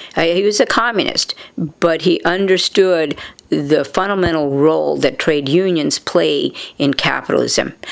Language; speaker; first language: English; native; English